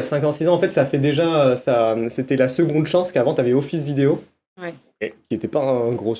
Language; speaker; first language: French; native; French